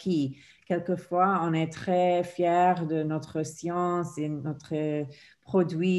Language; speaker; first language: French; non-native, fluent; English